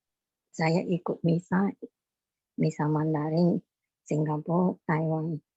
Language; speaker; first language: Indonesian; non-native, local second language; Chinese